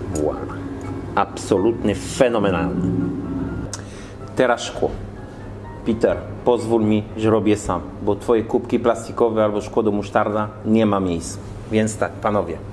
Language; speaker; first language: Polish; non-native, learner; French